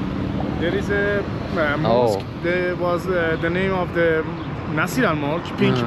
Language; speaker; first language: English; non-native, learner; Persian